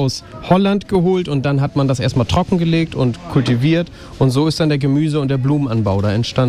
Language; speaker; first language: German; native; German